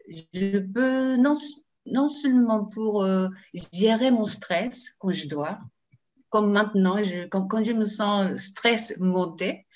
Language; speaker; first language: French; non-native, learner; Japanese